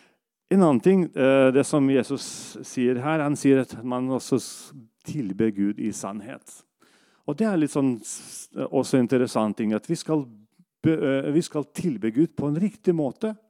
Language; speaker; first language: Norwegian; non-native, fluent; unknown